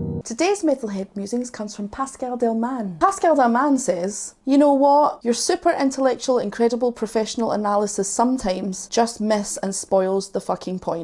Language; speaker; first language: English; native; English